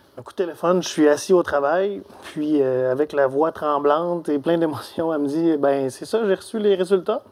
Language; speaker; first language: French; native; French